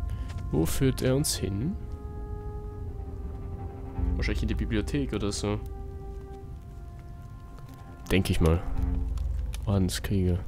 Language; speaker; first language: German; native; German